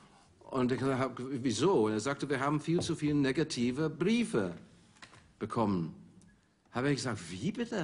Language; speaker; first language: German; non-native, fluent; English